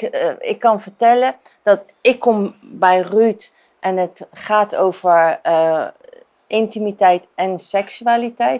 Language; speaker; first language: Dutch; non-native, fluent; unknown